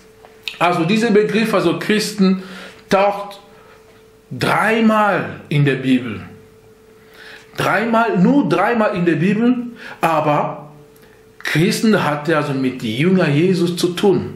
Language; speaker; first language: German; non-native, fluent; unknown